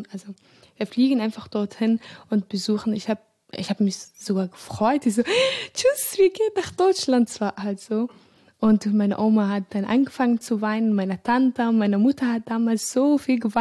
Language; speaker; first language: German; early bilingual, other home language; Arabic